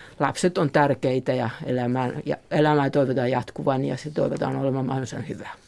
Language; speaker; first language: Finnish; native; Finnish